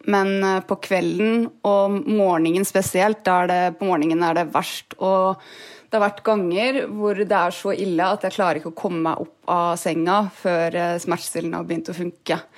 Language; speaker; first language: Norwegian; native; Norwegian